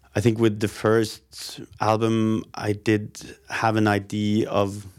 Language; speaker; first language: English; non-native, fluent; Norwegian